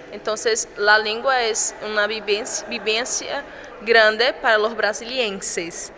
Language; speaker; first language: Spanish; non-native, fluent; Portuguese